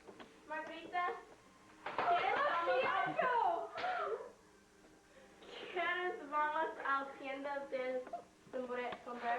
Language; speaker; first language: Spanish; non-native, learner; English